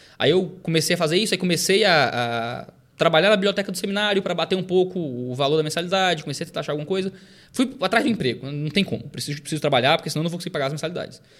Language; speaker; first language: Portuguese; native; Portuguese